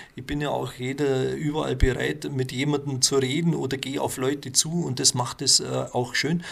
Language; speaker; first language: German; native; German